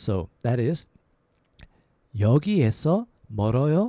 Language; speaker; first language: Korean; non-native, fluent; English